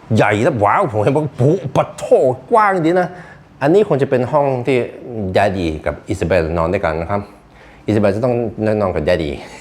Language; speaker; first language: Thai; non-native, fluent; Norwegian